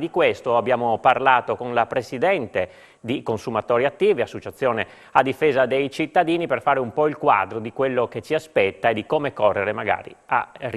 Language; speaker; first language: Italian; native; Italian